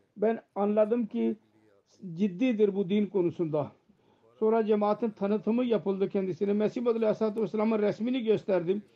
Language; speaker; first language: Turkish; non-native, fluent; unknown